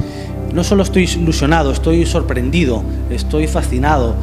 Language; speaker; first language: Spanish; native; Spanish